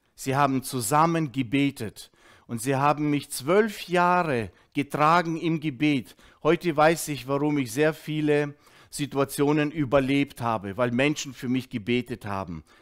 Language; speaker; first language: German; early bilingual, heritage; Russian